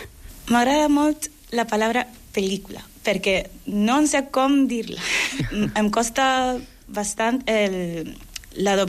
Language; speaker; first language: Catalan; non-native, learner; Papiamento